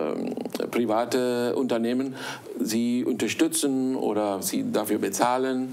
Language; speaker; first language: German; early bilingual, heritage; German